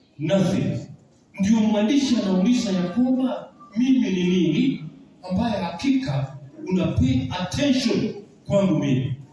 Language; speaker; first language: Swahili; non-native, local second language; Gusii